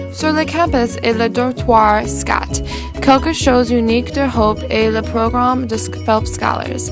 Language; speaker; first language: French; non-native, learner; English